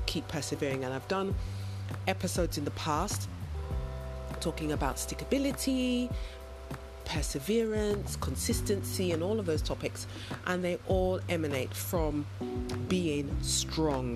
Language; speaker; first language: English; native; English